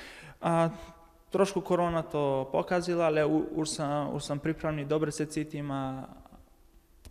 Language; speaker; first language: Slovak; non-native, learner; Macedonian